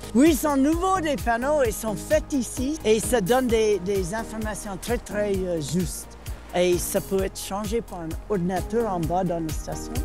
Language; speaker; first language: French; non-native, fluent; English